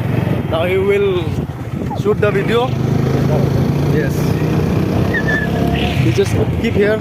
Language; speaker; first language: English; non-native, local second language; Hindi